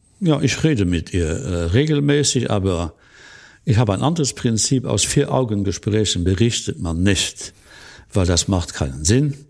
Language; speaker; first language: German; non-native, local second language; Luxembourgish